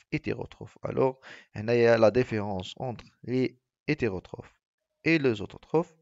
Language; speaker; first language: French; non-native, local second language; Arabic